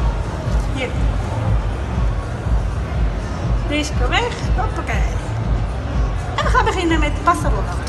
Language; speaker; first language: Dutch; non-native, learner; Italian